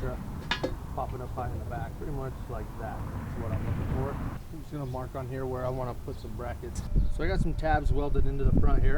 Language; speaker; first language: English; native; English